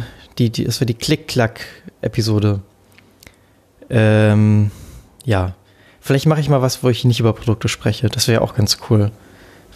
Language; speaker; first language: German; native; German